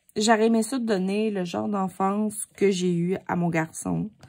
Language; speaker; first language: French; native; French